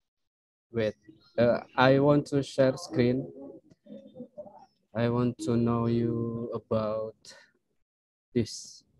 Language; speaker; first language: English; non-native, learner; Indonesian